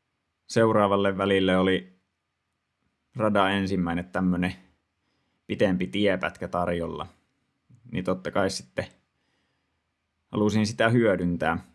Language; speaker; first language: Finnish; native; Finnish